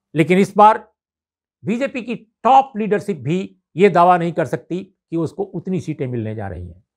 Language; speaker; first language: Hindi; native; Hindi